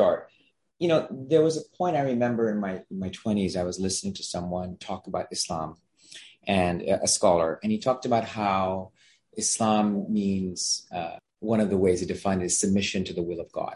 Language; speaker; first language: English; non-native, fluent; Gujarati